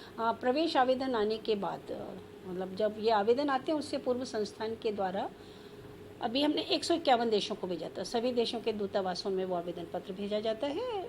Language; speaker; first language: Hindi; native; Hindi